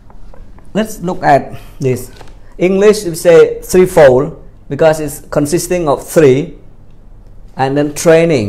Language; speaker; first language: English; non-native, fluent; Khmer